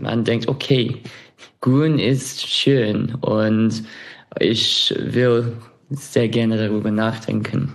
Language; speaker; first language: German; non-native, fluent; English